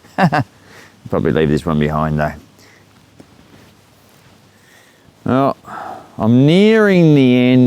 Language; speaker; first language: English; native; English